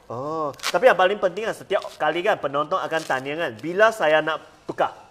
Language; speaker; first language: Malay; non-native, local second language; Chinese